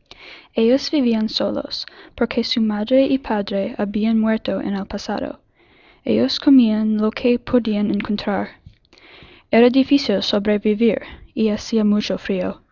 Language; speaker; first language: Spanish; non-native, learner; English